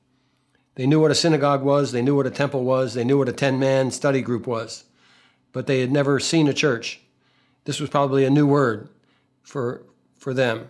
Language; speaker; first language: English; native; English